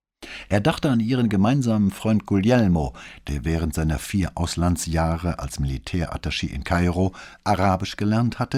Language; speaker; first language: German; native; German